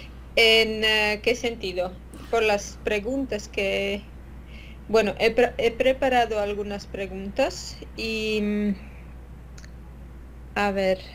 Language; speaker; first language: Spanish; non-native, fluent; Latvian